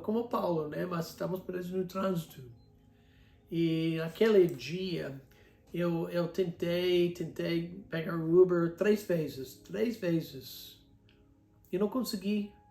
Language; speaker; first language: Portuguese; non-native, fluent; English